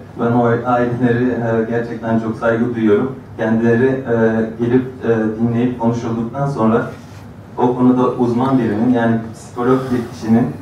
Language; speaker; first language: Turkish; early bilingual, other home language; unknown